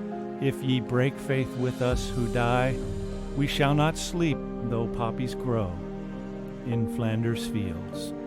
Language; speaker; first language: English; native; English